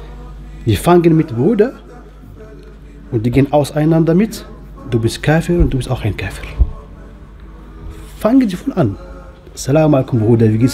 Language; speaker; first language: German; non-native, fluent; Arabic